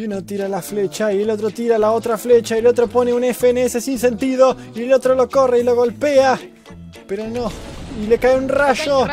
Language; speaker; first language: Spanish; native; Spanish